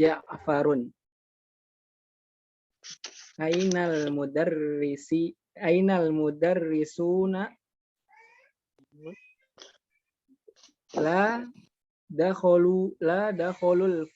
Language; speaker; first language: Arabic; non-native, learner; Indonesian